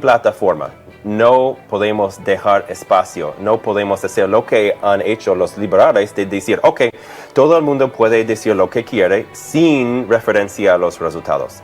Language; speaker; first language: Spanish; non-native, fluent; English